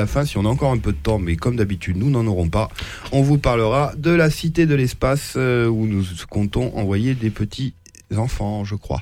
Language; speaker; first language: French; native; French